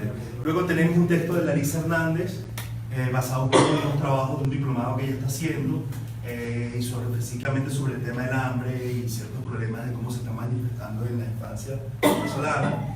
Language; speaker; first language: Spanish; native; Spanish